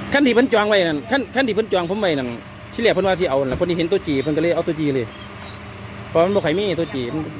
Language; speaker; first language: Thai; native; Thai